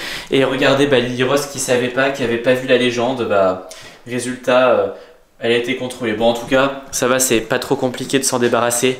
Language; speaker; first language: French; native; French